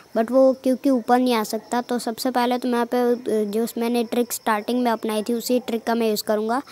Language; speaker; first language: Hindi; non-native, local second language; Gujarati